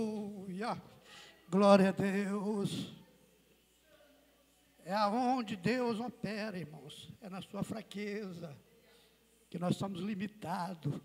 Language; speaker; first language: Portuguese; native; Portuguese